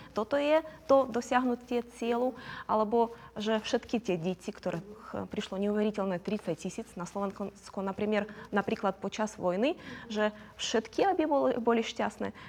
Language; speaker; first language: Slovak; non-native, fluent; Ukrainian